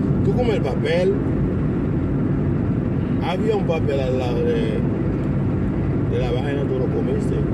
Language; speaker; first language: Spanish; non-native, fluent; Haitian Creole